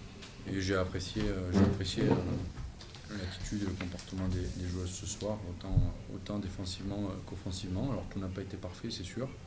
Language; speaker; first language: French; native; French